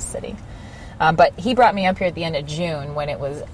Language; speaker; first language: English; native; English